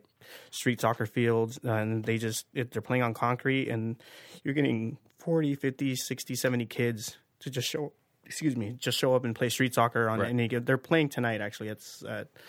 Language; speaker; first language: English; native; English